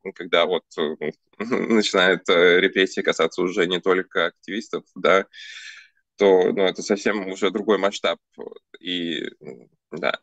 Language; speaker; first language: Russian; early bilingual, other home language; Armenian